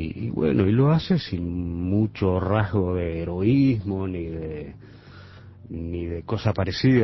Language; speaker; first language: Spanish; native; Spanish